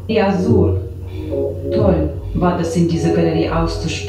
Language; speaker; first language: German; non-native, learner; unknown